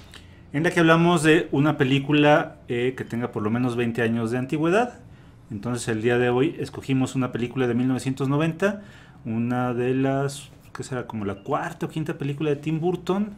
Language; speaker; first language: Spanish; native; Spanish